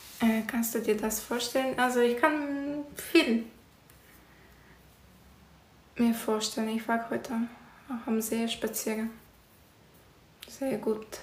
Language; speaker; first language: German; non-native, learner; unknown